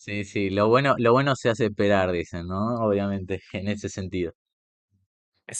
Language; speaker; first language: Spanish; native; Spanish